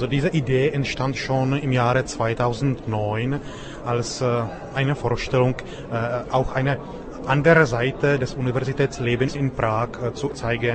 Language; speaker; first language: German; non-native, fluent; Czech